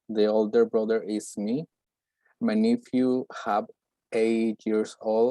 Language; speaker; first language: English; non-native, learner; Spanish